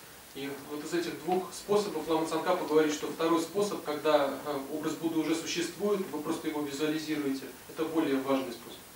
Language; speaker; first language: Russian; native; Russian